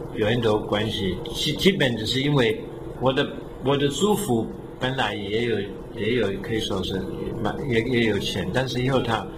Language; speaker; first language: Chinese; non-native, fluent; English